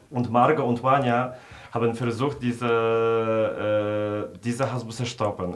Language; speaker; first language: German; non-native, fluent; Polish